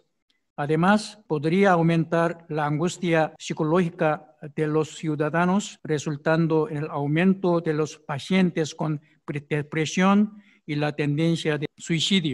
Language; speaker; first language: Spanish; non-native, fluent; Korean